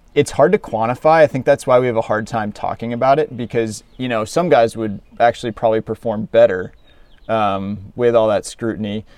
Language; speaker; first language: English; native; English